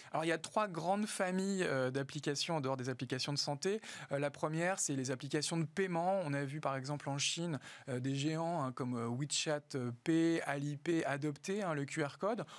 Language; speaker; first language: French; native; French